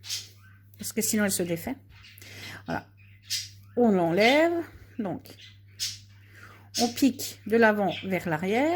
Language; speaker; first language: French; native; French